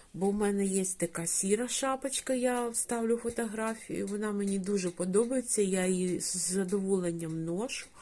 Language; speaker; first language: Ukrainian; non-native, local second language; Russian